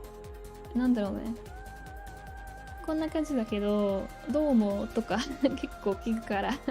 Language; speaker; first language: Japanese; non-native, fluent; English